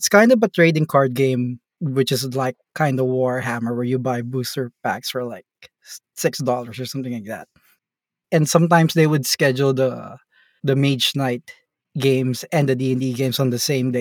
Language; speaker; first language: English; non-native, local second language; Filipino